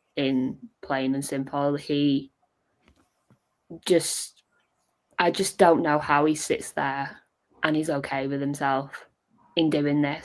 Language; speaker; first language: English; native; English